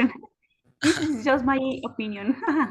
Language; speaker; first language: English; non-native, learner; Spanish